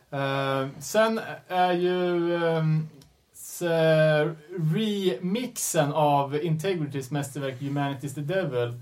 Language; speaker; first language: Swedish; native; Swedish